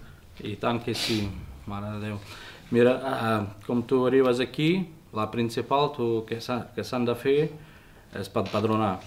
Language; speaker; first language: Catalan; non-native, learner; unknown